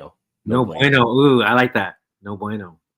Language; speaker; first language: English; native; English